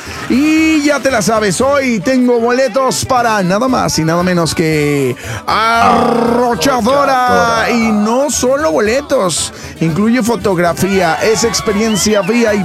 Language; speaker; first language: Spanish; native; Spanish